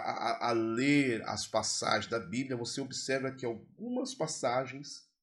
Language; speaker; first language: Portuguese; native; Portuguese